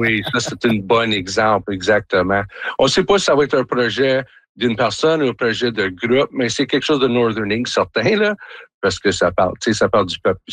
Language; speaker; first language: French; native; French